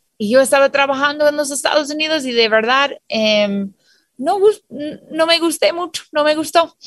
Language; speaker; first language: Spanish; non-native, fluent; English